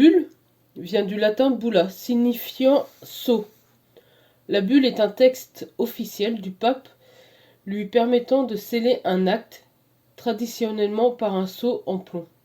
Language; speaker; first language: French; native; French